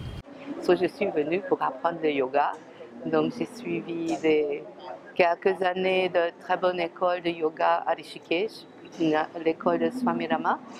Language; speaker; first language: French; non-native, fluent; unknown